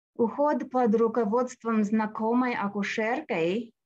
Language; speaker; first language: Russian; non-native, fluent; English